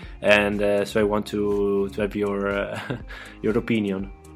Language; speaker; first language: English; non-native, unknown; Italian